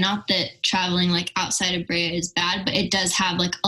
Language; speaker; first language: English; native; English